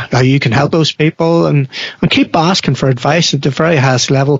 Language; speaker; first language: English; native; English